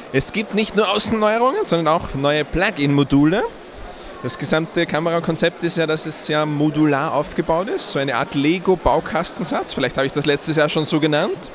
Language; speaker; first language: German; native; German